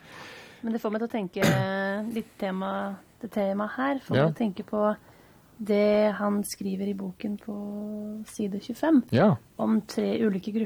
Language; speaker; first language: Norwegian; native; Norwegian